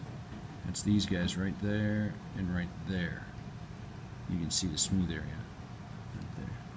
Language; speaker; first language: English; native; English